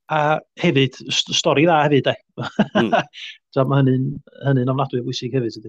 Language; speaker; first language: Welsh; native; Welsh